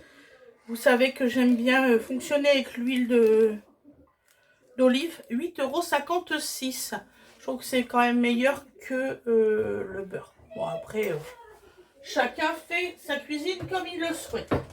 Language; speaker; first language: French; native; French